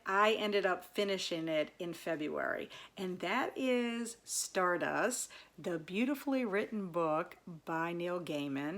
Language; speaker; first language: English; native; English